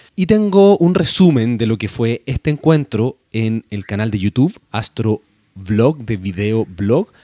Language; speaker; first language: Spanish; native; Spanish